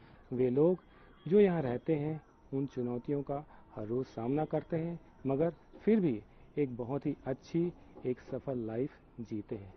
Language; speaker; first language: Hindi; native; Hindi